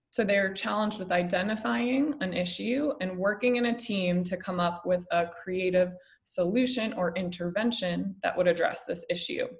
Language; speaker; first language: English; native; English